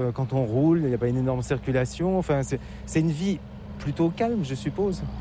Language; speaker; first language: French; native; French